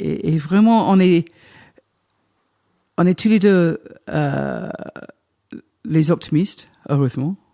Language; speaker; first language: French; non-native, fluent; English